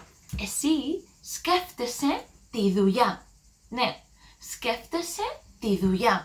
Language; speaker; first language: Greek; non-native, learner; English